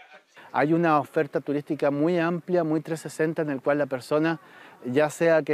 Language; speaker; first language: Spanish; native; Spanish